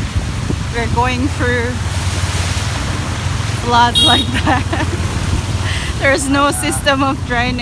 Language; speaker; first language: English; non-native, fluent; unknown